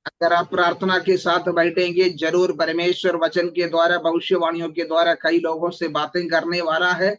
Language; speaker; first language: Hindi; non-native, local second language; Malayalam